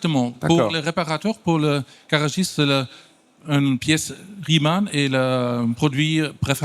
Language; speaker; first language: French; non-native, fluent; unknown